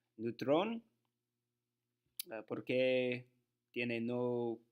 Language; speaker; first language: Spanish; non-native, learner; English